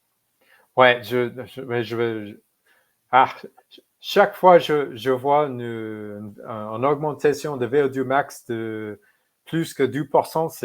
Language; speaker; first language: French; non-native, fluent; English